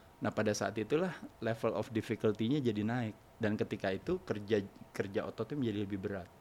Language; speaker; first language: Indonesian; native; Indonesian